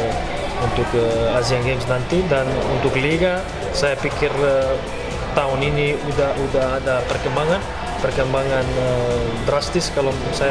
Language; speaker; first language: Indonesian; non-native, fluent; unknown